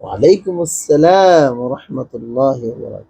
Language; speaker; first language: Arabic; non-native, fluent; Bangla